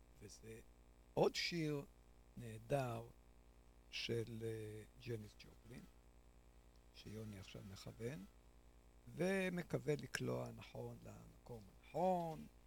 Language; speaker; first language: Hebrew; native; Hebrew